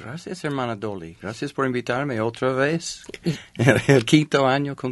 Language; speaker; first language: Spanish; non-native, fluent; English